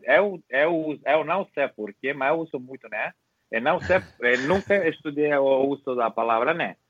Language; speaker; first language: Portuguese; non-native, fluent; Italian